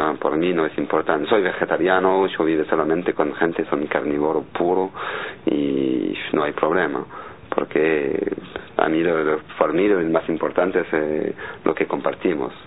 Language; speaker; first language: Spanish; non-native, fluent; French